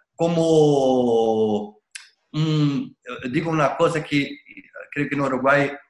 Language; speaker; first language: Spanish; non-native, learner; Portuguese